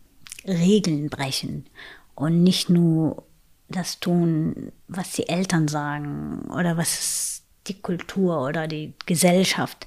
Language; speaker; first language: German; non-native, fluent; Arabic